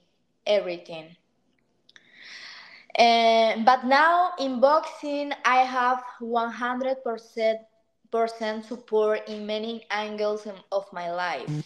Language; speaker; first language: English; non-native, learner; Spanish